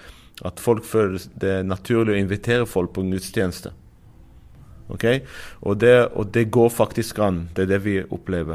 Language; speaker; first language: Norwegian; non-native, fluent; Arabic